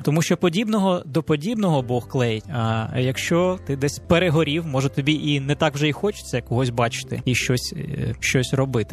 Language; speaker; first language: Ukrainian; native; Ukrainian